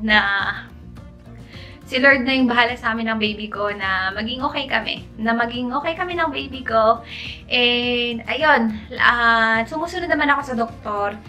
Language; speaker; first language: Filipino; native; Filipino